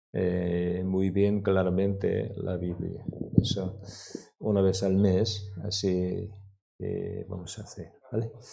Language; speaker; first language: Spanish; non-native, learner; Korean